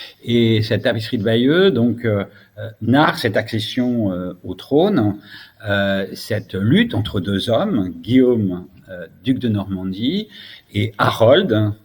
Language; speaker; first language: French; native; French